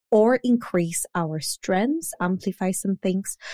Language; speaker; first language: English; non-native, fluent; Polish